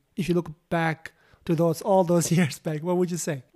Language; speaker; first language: English; non-native, fluent; Uzbek